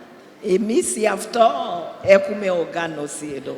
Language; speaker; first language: Greek; non-native, learner; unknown